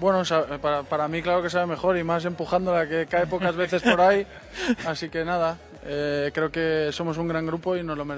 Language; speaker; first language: Spanish; native; Spanish